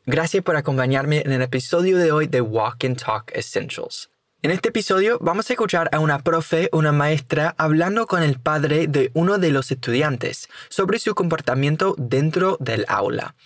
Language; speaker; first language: Spanish; native; Spanish